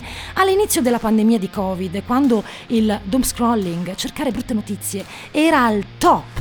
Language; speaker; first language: Italian; native; Italian